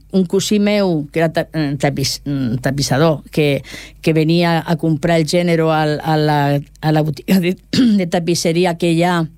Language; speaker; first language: Catalan; non-native, local second language; Spanish